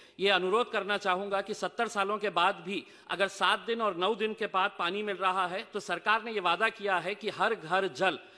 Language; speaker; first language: Hindi; non-native, local second language; Urdu